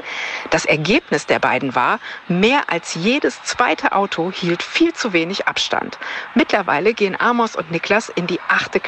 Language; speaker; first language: German; native; German